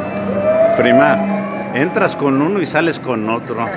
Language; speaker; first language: Spanish; native; Spanish